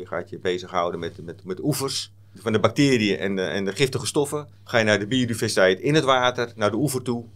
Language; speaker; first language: Dutch; native; Dutch